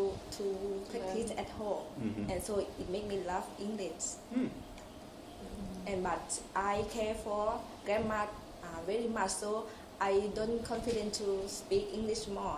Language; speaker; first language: English; non-native, local second language; Thai